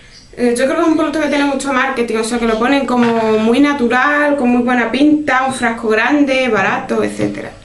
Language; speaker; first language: Spanish; native; Spanish